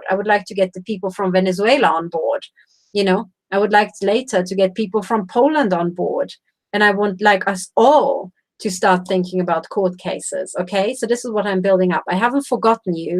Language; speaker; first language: English; non-native, fluent; Romanian